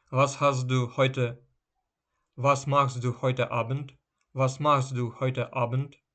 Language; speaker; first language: German; non-native, fluent; Ukrainian